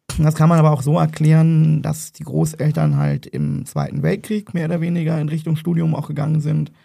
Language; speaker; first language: German; native; German